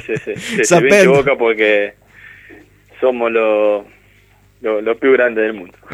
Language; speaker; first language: Italian; non-native, learner; Spanish